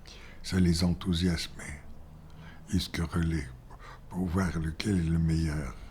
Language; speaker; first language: French; non-native, fluent; Bulgarian